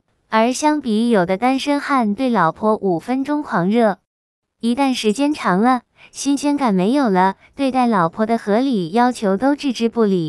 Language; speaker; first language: Chinese; non-native, fluent; Vietnamese